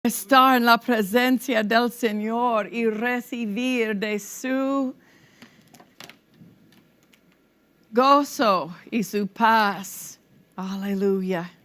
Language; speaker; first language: Spanish; non-native, fluent; English